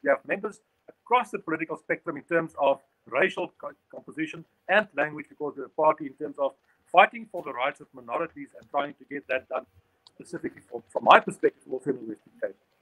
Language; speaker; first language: English; non-native, local second language; Afrikaans